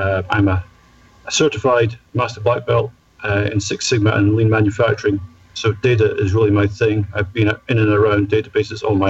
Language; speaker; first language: English; native; English